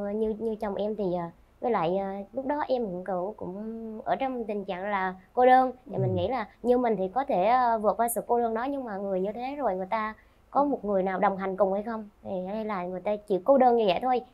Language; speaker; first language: Vietnamese; native; Vietnamese